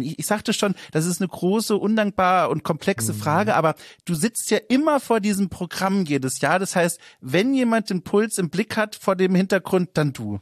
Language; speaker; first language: German; native; German